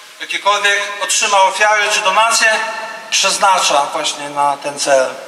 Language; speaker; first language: Polish; native; Polish